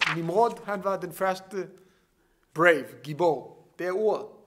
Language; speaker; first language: Danish; non-native, fluent; Hebrew